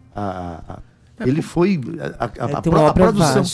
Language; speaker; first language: Portuguese; native; Portuguese